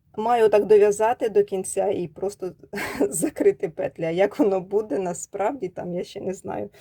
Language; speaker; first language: Ukrainian; native; Ukrainian